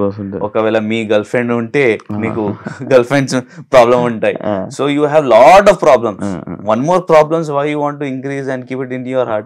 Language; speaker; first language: Telugu; non-native, learner; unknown